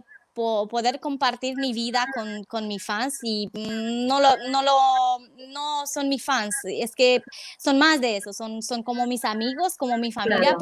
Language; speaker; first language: Spanish; non-native, fluent; Romanian